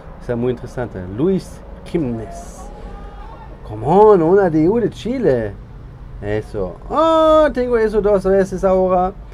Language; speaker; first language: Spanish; non-native, learner; German